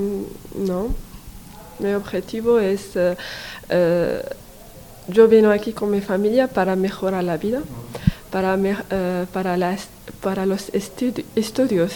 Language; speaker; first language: Spanish; non-native, learner; Arabic